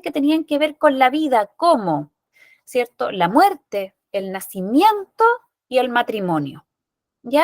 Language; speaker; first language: Spanish; native; Spanish